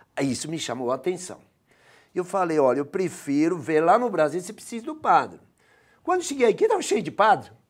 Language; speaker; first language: Portuguese; non-native, fluent; Dutch